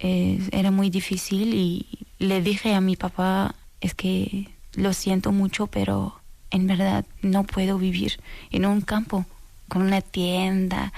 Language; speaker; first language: Spanish; non-native, learner; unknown